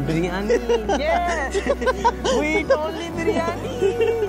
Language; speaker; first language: English; non-native, learner; Urdu